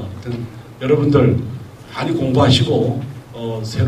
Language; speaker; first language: Korean; native; Korean